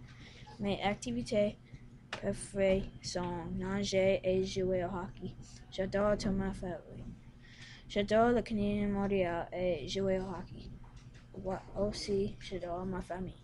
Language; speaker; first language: French; non-native, learner; English